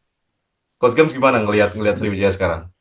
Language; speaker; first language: Indonesian; native; Indonesian